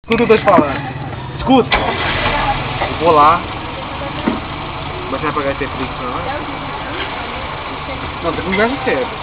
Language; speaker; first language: Portuguese; native; Portuguese